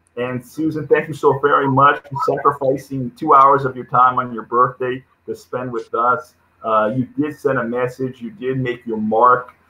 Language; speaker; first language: English; non-native, fluent; Portuguese